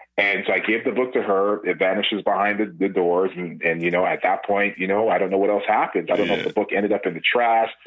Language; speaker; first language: English; native; English